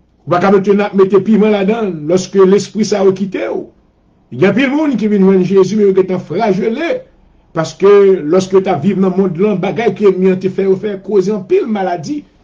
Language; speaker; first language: French; native; French